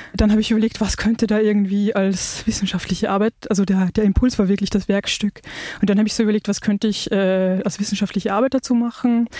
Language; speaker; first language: German; native; German